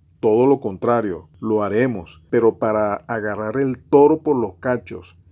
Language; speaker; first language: Spanish; native; Spanish